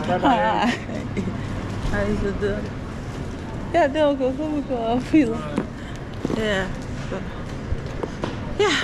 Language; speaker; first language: Danish; non-native, learner; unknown